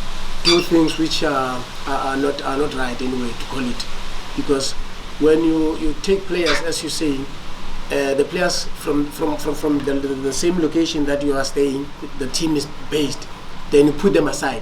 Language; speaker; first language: English; non-native, local second language; Northern Sotho